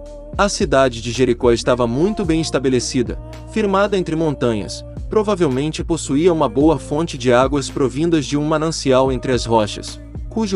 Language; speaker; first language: Portuguese; native; Portuguese